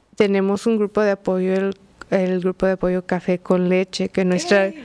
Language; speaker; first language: Spanish; early bilingual, heritage; Spanish